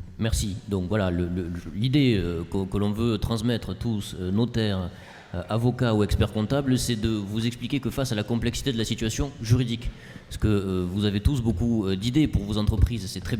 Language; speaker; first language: French; native; French